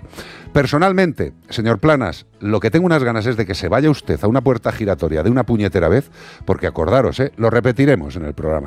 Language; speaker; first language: Spanish; native; Spanish